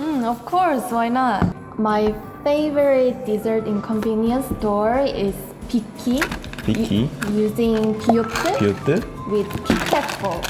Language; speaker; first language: English; non-native, learner; Korean